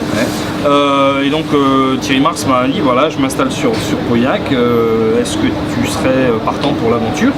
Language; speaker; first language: French; native; French